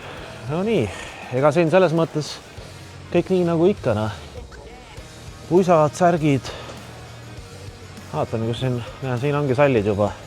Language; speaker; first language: Estonian; native; Estonian